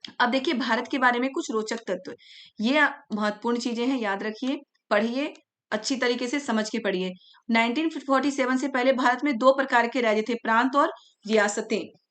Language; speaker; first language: Hindi; native; Hindi